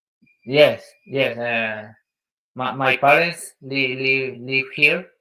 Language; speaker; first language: English; non-native, learner; Spanish